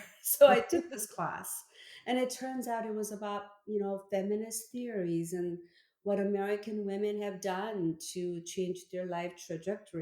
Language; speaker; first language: English; early bilingual, other home language; Korean